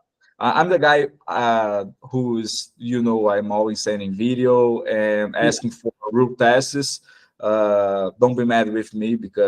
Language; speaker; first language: English; non-native, fluent; Portuguese